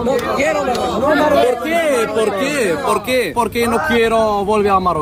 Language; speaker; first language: Spanish; non-native, learner; Arabic